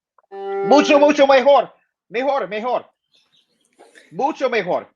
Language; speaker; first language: Spanish; non-native, learner; English